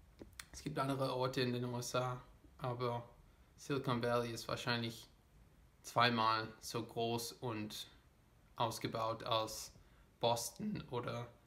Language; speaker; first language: German; non-native, fluent; English